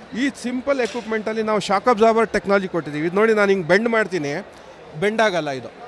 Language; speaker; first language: Kannada; native; Kannada